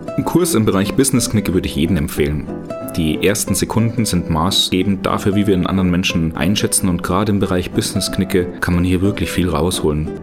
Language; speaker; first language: German; native; German